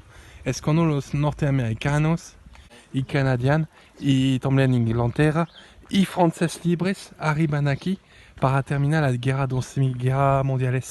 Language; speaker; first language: Spanish; non-native, learner; French